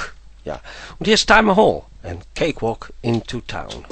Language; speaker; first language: German; non-native, learner; Dutch